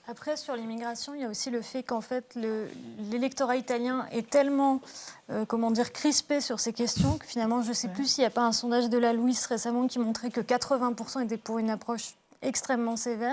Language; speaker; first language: French; native; French